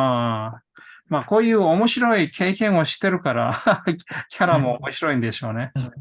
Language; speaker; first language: Japanese; non-native, fluent; Korean